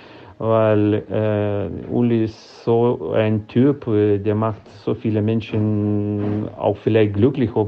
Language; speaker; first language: German; non-native, fluent; Lithuanian